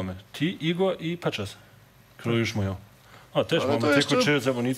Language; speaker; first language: Polish; non-native, learner; German